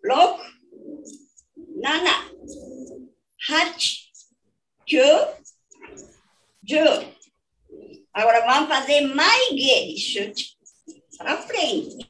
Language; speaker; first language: Portuguese; non-native, fluent; Japanese